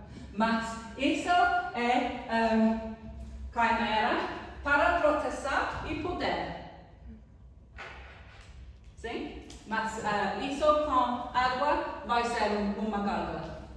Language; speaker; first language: Portuguese; non-native, learner; English